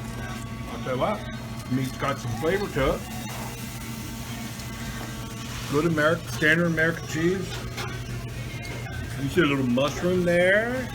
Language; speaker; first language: English; native; English